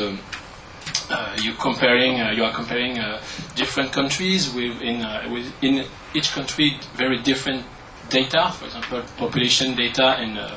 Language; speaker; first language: English; non-native, learner; French